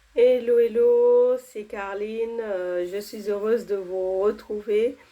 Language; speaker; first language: French; non-native, local second language; Haitian Creole